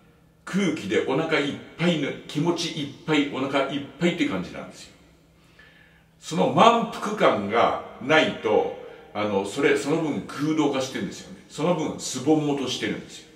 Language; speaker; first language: Japanese; native; Japanese